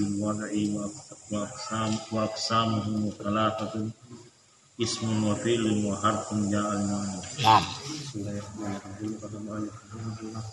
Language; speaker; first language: Arabic; non-native, fluent; Indonesian